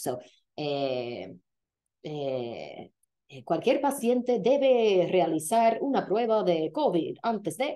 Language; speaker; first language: Spanish; non-native, fluent; English